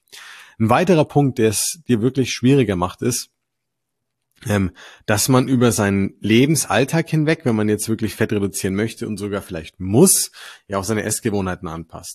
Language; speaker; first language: German; native; German